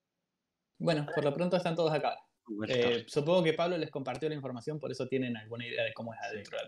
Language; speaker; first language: Spanish; native; Spanish